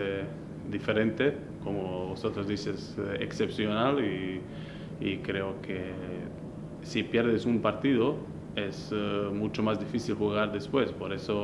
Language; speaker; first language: Spanish; non-native, fluent; Slovenian